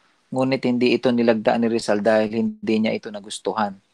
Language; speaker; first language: Filipino; native; Filipino